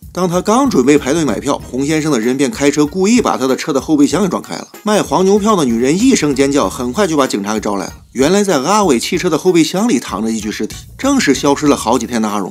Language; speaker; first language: Chinese; native; Chinese